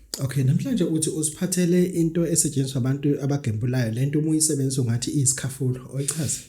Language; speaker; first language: Zulu; native; Zulu